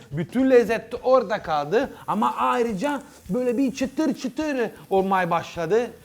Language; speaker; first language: Turkish; non-native, learner; Italian